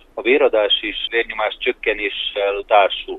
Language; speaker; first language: Hungarian; native; Hungarian